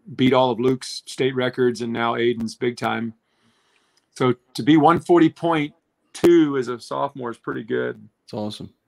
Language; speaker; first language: English; native; English